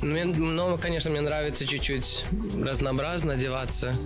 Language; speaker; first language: Russian; early bilingual, other home language; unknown